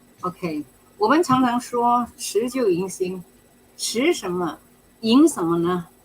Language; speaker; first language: Chinese; native; Chinese